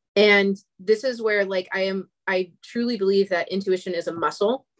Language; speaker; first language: English; native; English